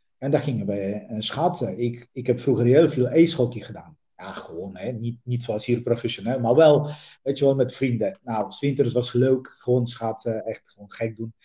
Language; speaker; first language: Dutch; non-native, fluent; Polish